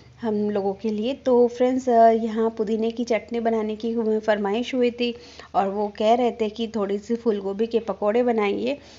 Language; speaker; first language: Hindi; non-native, local second language; Bangla